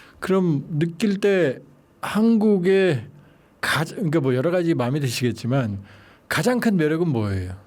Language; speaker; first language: Korean; native; Korean